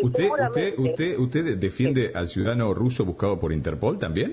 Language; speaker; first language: Spanish; native; Spanish